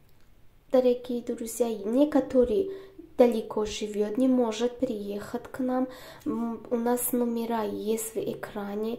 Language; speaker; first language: Russian; non-native, learner; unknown